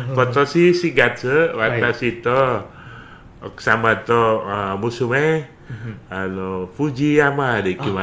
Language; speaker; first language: Japanese; non-native, learner; Indonesian